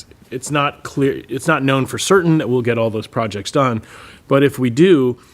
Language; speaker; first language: English; native; English